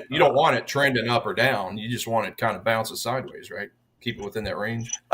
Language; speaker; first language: English; native; English